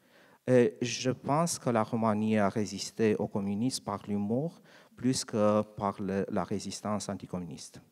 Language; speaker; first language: French; non-native, learner; Romanian